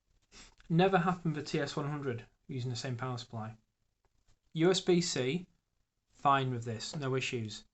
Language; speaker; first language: English; native; English